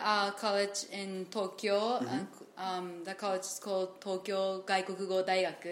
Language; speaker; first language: English; non-native, fluent; Japanese